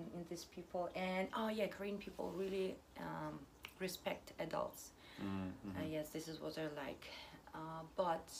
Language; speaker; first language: English; non-native, fluent; Russian